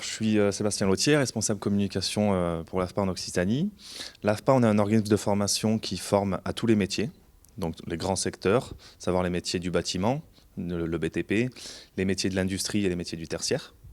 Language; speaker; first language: French; native; French